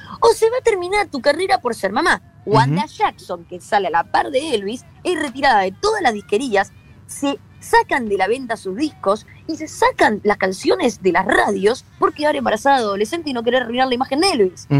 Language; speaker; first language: Spanish; native; Spanish